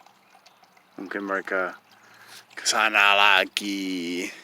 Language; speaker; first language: Indonesian; non-native, fluent; English